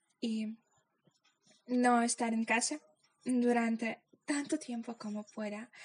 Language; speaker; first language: Spanish; non-native, fluent; Polish